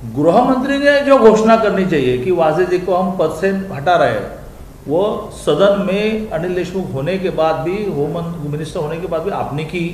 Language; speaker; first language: Hindi; non-native, local second language; Marathi